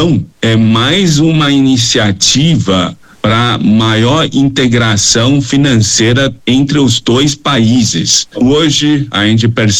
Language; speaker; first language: Portuguese; non-native, fluent; Chinese